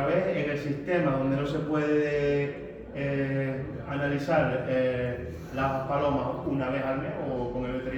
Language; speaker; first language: Spanish; native; Spanish